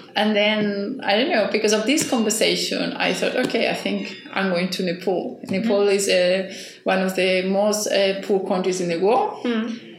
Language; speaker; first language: English; non-native, fluent; Spanish